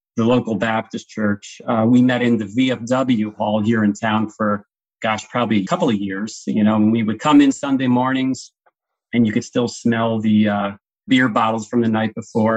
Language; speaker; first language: English; native; English